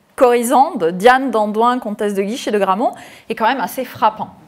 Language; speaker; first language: French; native; French